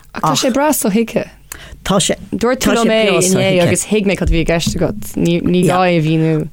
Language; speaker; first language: Irish; non-native, local second language; English